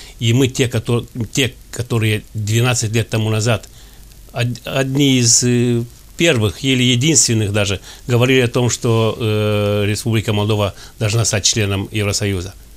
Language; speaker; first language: Russian; non-native, fluent; Romanian